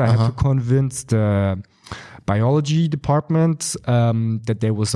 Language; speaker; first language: English; non-native, fluent; German